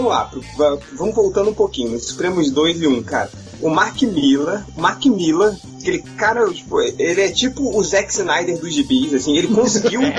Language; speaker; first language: Portuguese; native; Portuguese